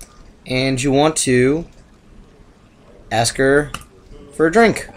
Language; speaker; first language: English; native; English